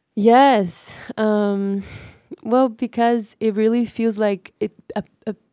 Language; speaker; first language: English; non-native, fluent; Portuguese